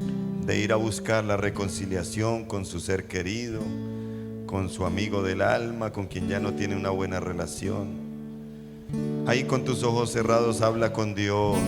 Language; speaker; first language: Spanish; native; Spanish